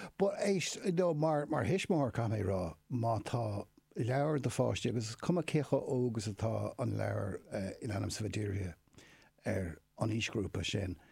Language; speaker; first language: Irish; non-native, local second language; English